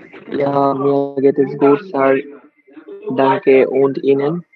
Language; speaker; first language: German; non-native, learner; Bangla